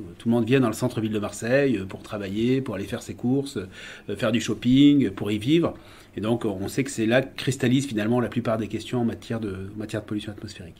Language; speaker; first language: French; native; French